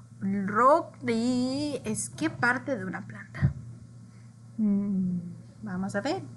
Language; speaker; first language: Spanish; early bilingual, heritage; English